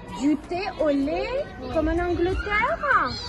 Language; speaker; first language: French; non-native, learner; Ukrainian